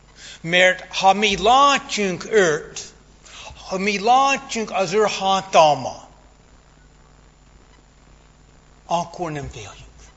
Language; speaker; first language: Hungarian; non-native, fluent; English